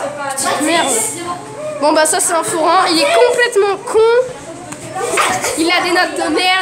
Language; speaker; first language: French; native; French